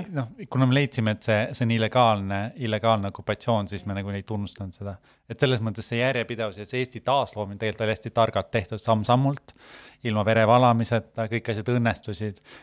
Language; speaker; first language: Estonian; native; Estonian